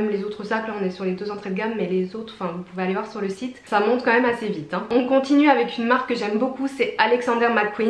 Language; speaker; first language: French; native; French